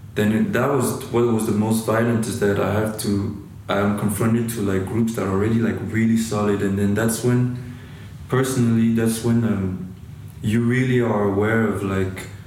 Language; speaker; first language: English; non-native, fluent; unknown